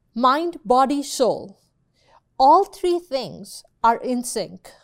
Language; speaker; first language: English; non-native, local second language; Urdu